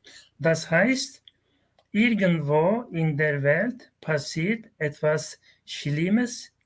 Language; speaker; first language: German; non-native, fluent; Kurdish